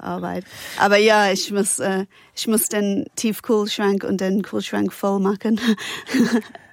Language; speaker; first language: German; non-native, fluent; English